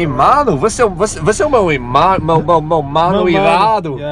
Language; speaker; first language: Portuguese; non-native, learner; English